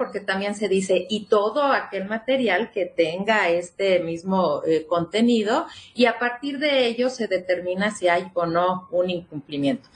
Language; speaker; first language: Spanish; native; Spanish